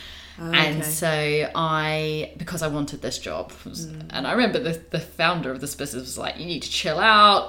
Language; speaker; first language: English; native; English